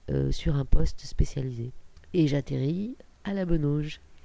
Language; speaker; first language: French; native; French